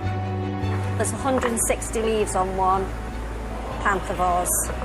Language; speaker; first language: English; native; English